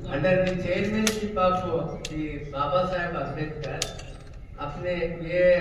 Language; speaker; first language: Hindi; non-native, local second language; Telugu